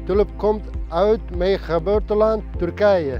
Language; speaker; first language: Dutch; non-native, learner; Turkish